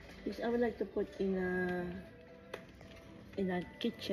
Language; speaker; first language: English; non-native, learner; Filipino